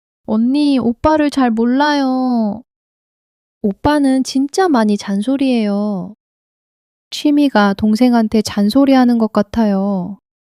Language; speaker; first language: Korean; early bilingual, heritage; English